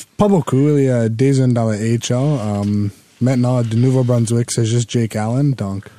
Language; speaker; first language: French; non-native, local second language; English